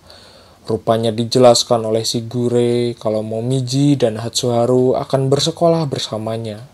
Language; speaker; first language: Indonesian; native; Indonesian